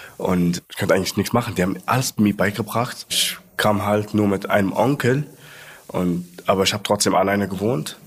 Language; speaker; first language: German; non-native, fluent; Arabic